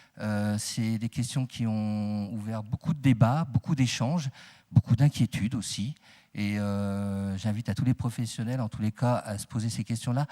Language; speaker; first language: French; native; French